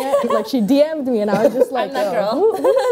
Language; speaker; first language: English; early bilingual, other home language; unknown